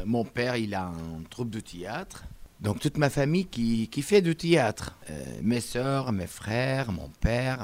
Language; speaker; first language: French; non-native, learner; Arabic